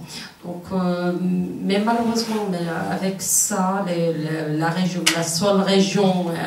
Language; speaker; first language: French; non-native, fluent; Kurdish